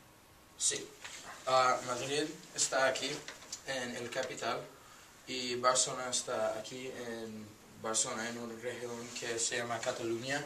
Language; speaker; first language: Spanish; non-native, learner; English